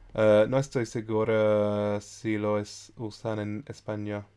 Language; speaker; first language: Spanish; non-native, learner; English